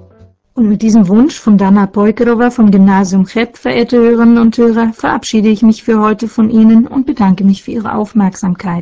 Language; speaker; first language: German; native; German